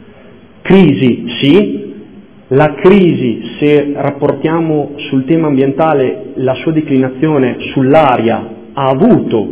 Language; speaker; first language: Italian; native; Italian